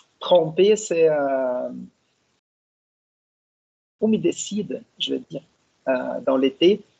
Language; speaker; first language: French; non-native, fluent; Portuguese